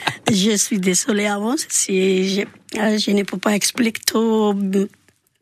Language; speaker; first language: French; non-native, learner; Georgian